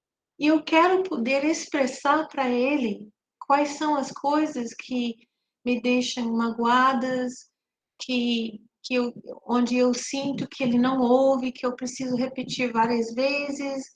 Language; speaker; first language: Portuguese; non-native, fluent; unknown